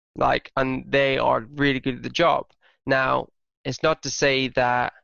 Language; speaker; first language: English; native; English